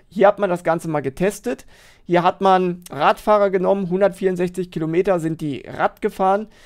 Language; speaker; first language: German; native; German